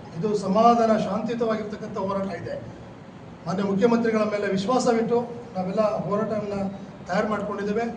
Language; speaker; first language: Kannada; non-native, local second language; Lambadi